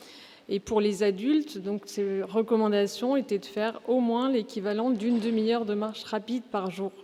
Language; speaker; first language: French; native; French